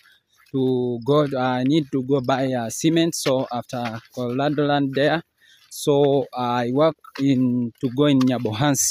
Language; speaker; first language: English; non-native, learner; Swahili